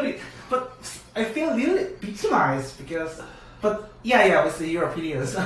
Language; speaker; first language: English; non-native, learner; Korean